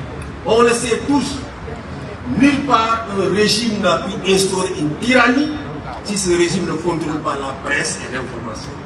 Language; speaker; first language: French; non-native, local second language; Wolof